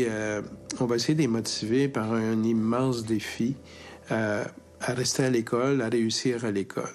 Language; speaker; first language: French; native; French